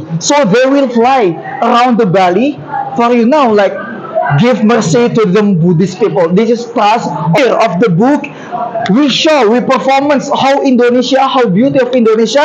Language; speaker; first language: English; non-native, learner; Indonesian